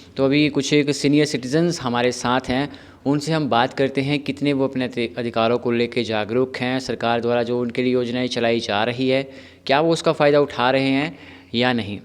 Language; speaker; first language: Hindi; native; Hindi